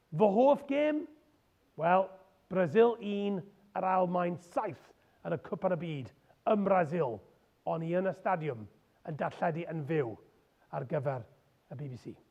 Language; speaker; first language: Welsh; non-native, local second language; English